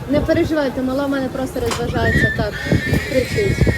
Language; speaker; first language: Ukrainian; non-native, local second language; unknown